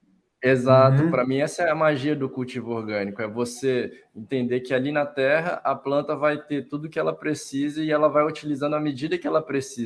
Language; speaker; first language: Portuguese; native; Portuguese